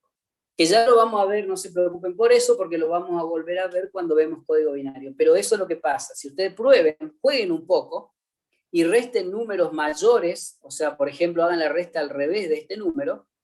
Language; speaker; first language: Spanish; native; Spanish